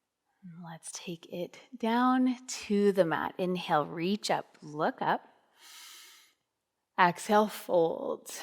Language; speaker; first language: English; native; English